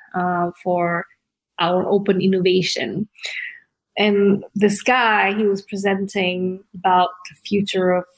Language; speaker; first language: English; early bilingual, other home language; Indonesian